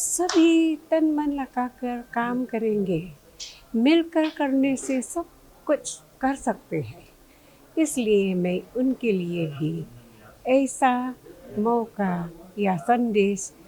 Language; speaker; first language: Hindi; non-native, local second language; Khasi